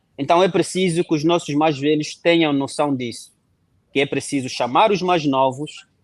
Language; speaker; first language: Portuguese; non-native, local second language; Kongo